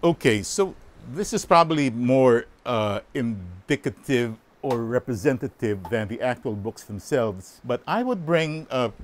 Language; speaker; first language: English; non-native, local second language; Filipino